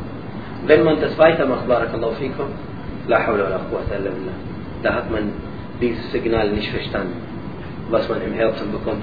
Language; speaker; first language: German; non-native, learner; Arabic